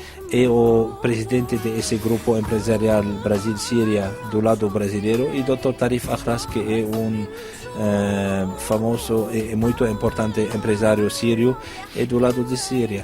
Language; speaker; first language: Portuguese; non-native, fluent; Arabic